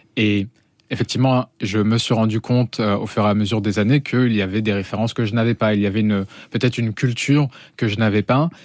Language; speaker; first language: French; native; French